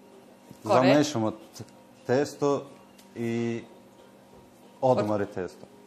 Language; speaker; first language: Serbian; non-native, learner; Turkish